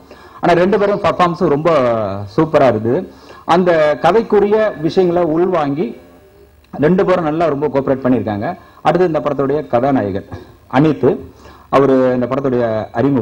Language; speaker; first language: Tamil; native; Tamil